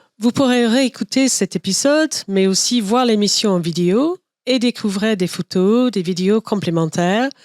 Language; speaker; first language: French; non-native, fluent; English